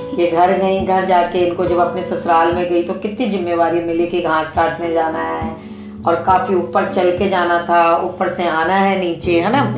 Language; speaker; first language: Hindi; native; Hindi